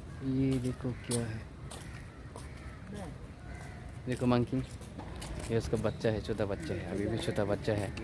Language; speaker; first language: Hindi; non-native, local second language; Kok Borok